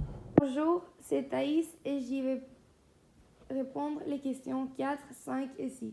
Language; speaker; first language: French; non-native, fluent; Spanish